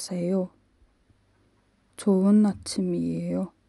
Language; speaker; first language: Korean; non-native, fluent; Mongolian